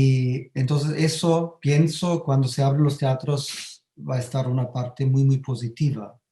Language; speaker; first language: Spanish; non-native, fluent; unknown